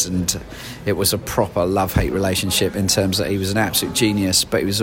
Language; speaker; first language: English; native; English